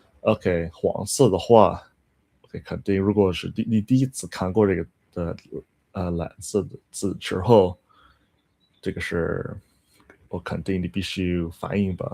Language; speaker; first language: Chinese; non-native, learner; English